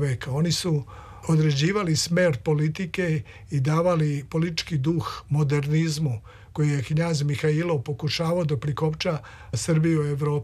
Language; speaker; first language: Serbian; native; Serbian